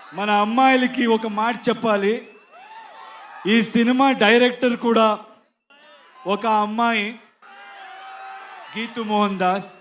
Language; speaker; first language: Telugu; non-native, learner; Kannada